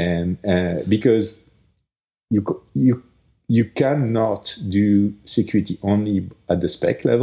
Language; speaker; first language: English; non-native, fluent; French